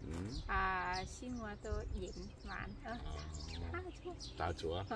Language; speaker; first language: Korean; non-native, learner; Lao